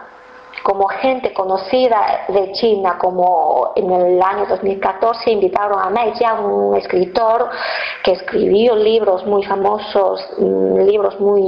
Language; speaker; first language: Spanish; non-native, fluent; Chinese